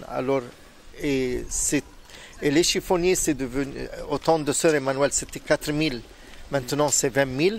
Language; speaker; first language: French; non-native, fluent; Arabic